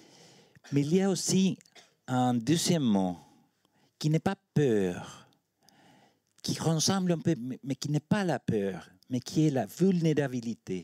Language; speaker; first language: French; non-native, learner; Spanish